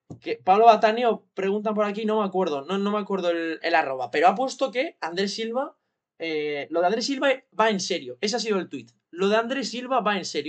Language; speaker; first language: Spanish; native; Spanish